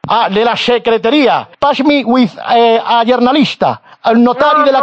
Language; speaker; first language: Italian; non-native, learner; Spanish